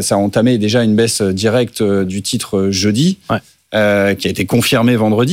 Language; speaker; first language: French; native; French